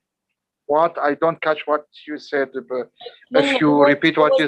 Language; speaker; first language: English; non-native, learner; Arabic